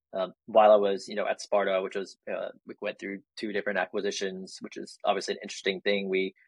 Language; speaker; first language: English; native; English